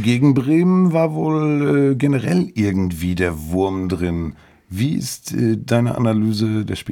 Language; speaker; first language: German; native; German